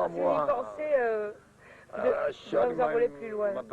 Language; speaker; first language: French; native; French